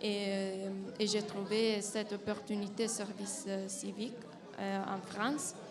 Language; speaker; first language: French; non-native, fluent; Italian